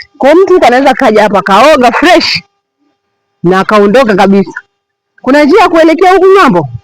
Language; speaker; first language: Swahili; native; Swahili